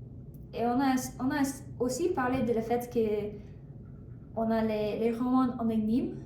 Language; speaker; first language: French; non-native, learner; English